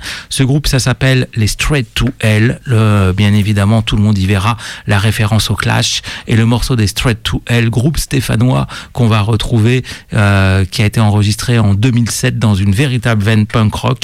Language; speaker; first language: French; native; French